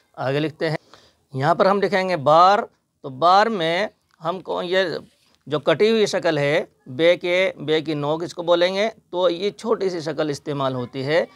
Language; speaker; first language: Hindi; native; Hindi